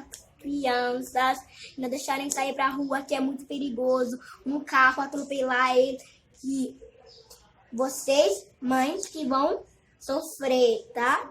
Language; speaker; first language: Portuguese; early bilingual, other home language; Haitian Creole